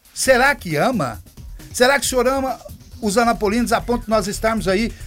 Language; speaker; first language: Portuguese; native; Portuguese